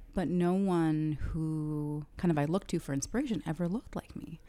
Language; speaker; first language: English; early bilingual, other home language; Arabic